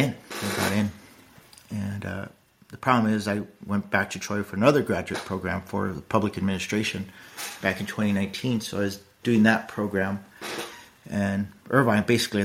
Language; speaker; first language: English; native; English